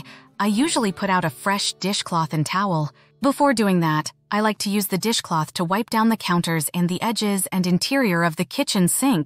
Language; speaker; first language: English; native; English